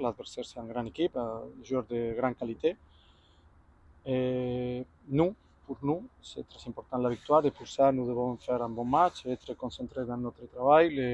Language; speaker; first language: French; non-native, fluent; Spanish